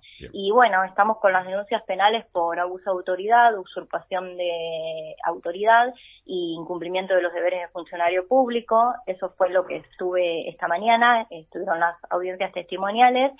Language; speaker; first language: Spanish; native; Spanish